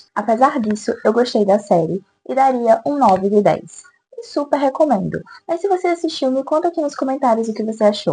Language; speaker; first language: Portuguese; native; Portuguese